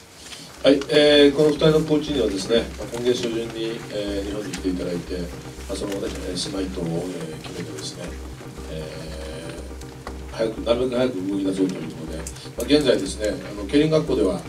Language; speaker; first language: Japanese; native; Japanese